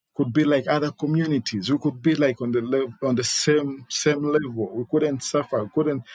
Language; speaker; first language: English; non-native, local second language; Ganda